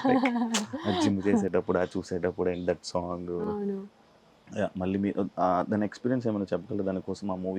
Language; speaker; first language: Telugu; native; Telugu